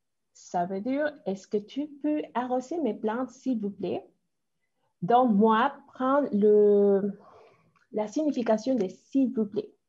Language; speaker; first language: French; non-native, fluent; Spanish